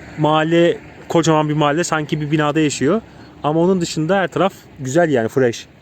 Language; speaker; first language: Turkish; native; Turkish